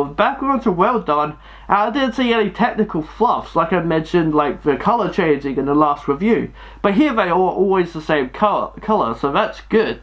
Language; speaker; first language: English; native; English